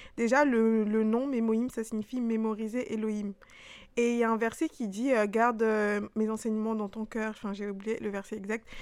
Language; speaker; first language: French; early bilingual, other home language; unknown